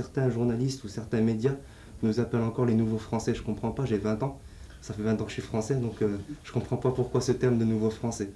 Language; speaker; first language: French; native; French